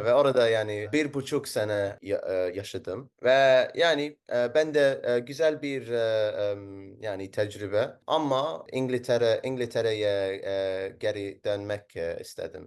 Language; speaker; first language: Turkish; non-native, learner; Arabic